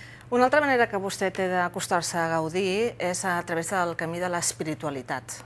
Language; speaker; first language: Catalan; native; Catalan